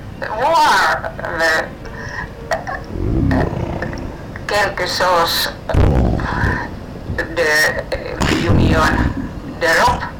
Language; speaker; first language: French; non-native, learner; Finnish